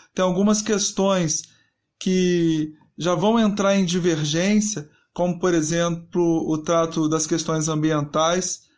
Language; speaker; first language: Portuguese; native; Portuguese